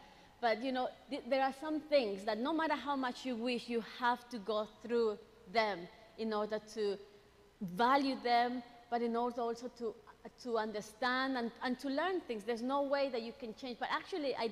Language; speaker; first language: English; non-native, fluent; Spanish